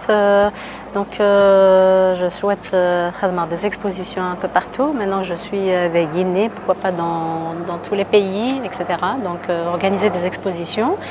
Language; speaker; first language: French; non-native, local second language; Kabyle